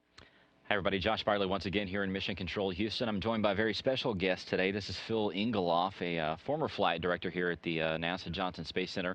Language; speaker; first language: English; native; English